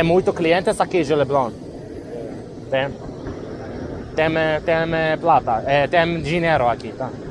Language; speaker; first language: Portuguese; non-native, learner; Hebrew